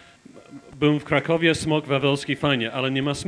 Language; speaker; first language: Polish; non-native, learner; English